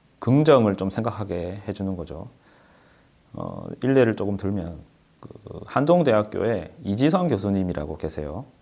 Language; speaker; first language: Korean; native; Korean